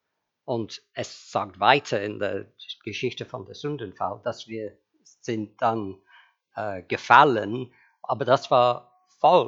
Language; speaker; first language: German; non-native, fluent; English